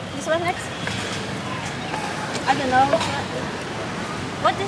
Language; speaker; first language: English; non-native, learner; Thai